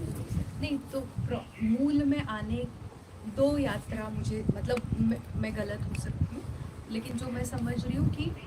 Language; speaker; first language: Hindi; native; Hindi